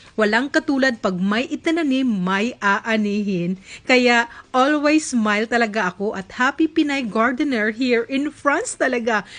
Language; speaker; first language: Filipino; native; Filipino